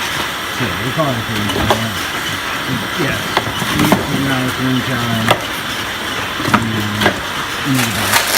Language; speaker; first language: English; native; English